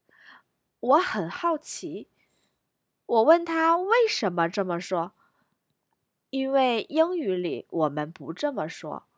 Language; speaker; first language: Chinese; non-native, fluent; English